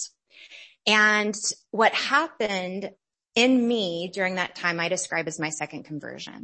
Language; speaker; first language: English; native; English